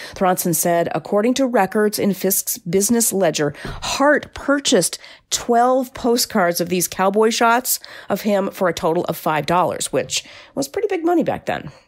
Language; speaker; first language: English; native; English